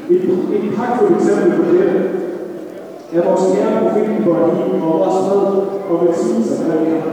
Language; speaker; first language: Danish; non-native, fluent; Arabic